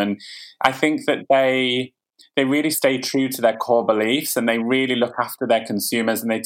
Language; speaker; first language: English; native; English